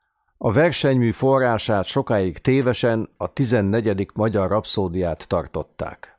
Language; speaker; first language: Hungarian; native; Hungarian